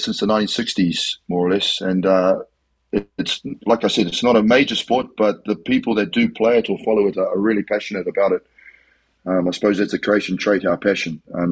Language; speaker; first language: English; native; English